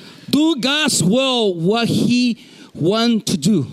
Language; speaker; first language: English; non-native, local second language; Spanish